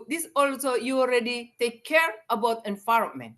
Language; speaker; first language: English; non-native, learner; Indonesian